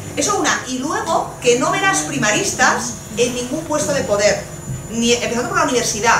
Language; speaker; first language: Spanish; non-native, local second language; Catalan